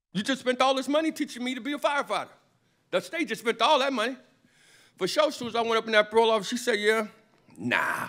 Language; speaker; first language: English; native; English